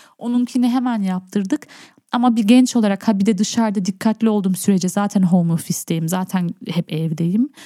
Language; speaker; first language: Turkish; early bilingual, heritage; Turkish